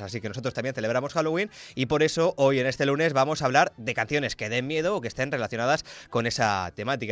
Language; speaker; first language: Spanish; native; Spanish